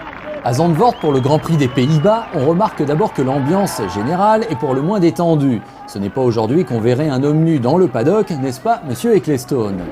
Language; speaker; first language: French; native; French